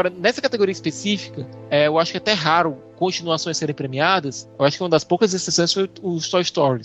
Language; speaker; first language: Portuguese; native; Portuguese